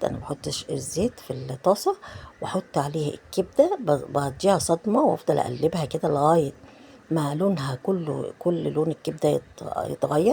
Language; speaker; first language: Arabic; native; Arabic